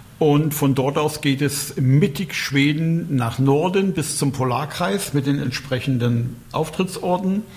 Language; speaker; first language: German; native; German